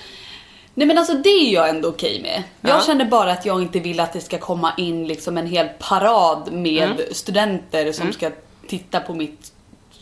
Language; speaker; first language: Swedish; native; Swedish